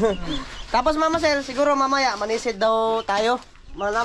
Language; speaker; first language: Filipino; non-native, local second language; Cebuano